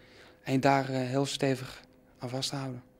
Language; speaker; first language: Dutch; native; Dutch